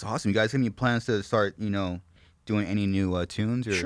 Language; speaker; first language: English; native; English